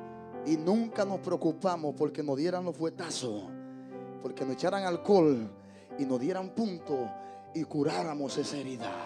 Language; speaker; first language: Spanish; native; Spanish